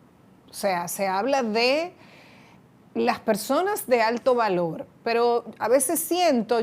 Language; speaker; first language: Spanish; native; Spanish